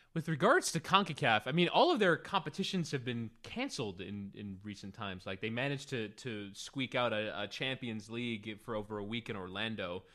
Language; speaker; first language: English; early bilingual, other home language; Spanish